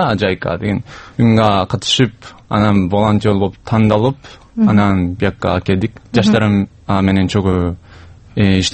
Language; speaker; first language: Kyrgyz; non-native, learner; Japanese